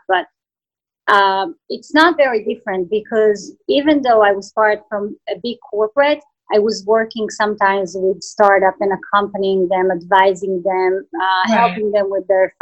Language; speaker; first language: English; non-native, fluent; Hebrew